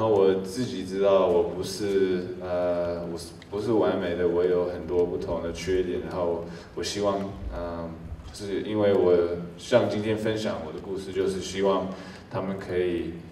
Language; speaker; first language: Chinese; early bilingual, heritage; English